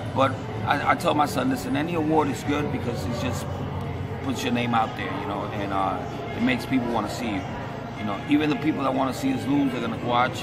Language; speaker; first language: English; native; English